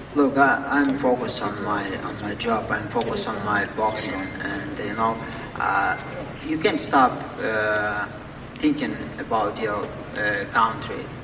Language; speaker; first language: English; non-native, fluent; Ukrainian